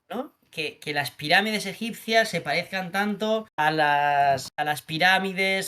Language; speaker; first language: Spanish; native; Spanish